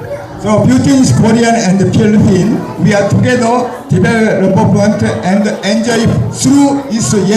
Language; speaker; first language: English; non-native, learner; Korean